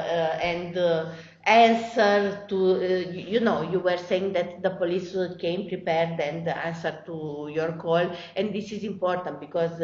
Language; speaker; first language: English; non-native, fluent; Romanian